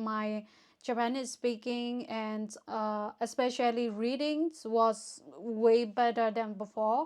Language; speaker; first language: English; non-native, fluent; Burmese